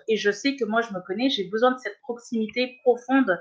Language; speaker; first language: French; early bilingual, other home language; Kabuverdianu